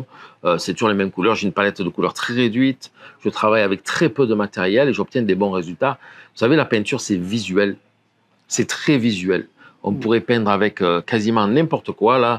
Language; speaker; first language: French; native; French